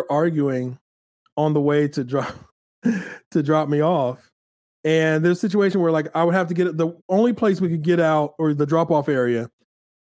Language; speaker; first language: English; native; English